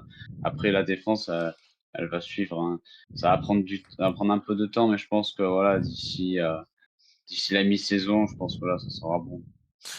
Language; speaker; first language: French; native; French